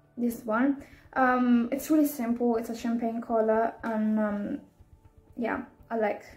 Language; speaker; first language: English; non-native, fluent; Italian